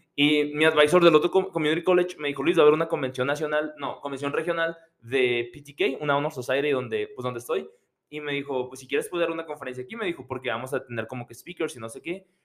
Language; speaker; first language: Spanish; native; Spanish